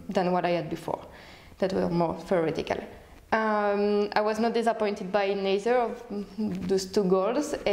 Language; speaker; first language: English; non-native, fluent; French